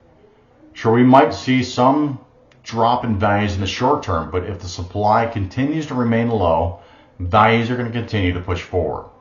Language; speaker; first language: English; native; English